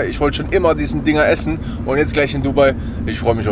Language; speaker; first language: German; native; German